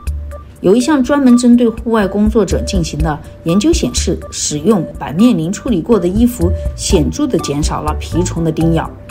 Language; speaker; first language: Chinese; native; Chinese